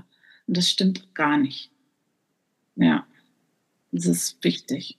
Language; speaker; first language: German; non-native, fluent; English